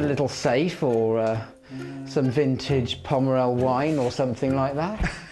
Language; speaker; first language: English; native; English